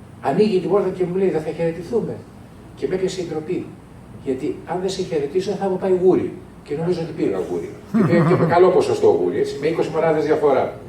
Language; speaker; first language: Greek; native; Greek